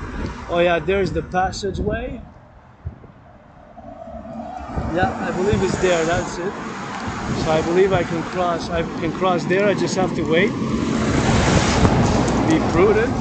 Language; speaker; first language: English; non-native, local second language; French